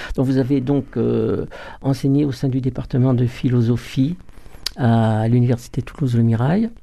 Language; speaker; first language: French; native; French